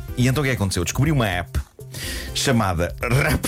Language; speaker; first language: Portuguese; native; Portuguese